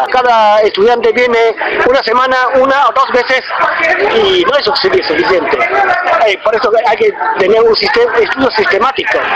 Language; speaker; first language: Spanish; non-native, fluent; Chinese